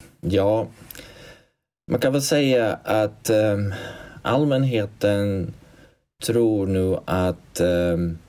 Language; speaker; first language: Swedish; non-native, fluent; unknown